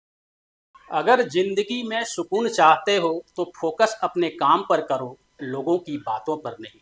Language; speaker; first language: Hindi; native; Hindi